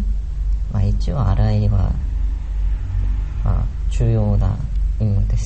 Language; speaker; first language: Japanese; non-native, learner; Korean